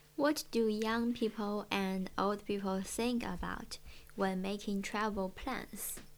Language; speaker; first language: English; non-native, learner; Chinese